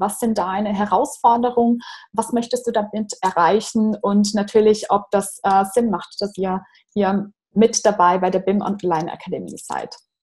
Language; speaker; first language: German; non-native, fluent; Portuguese